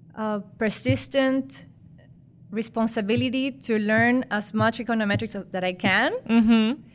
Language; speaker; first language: English; non-native, fluent; Spanish